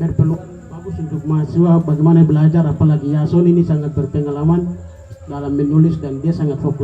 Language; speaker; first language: Indonesian; non-native, local second language; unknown